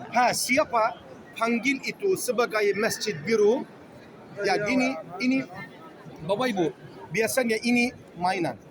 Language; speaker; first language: Indonesian; non-native, learner; Turkish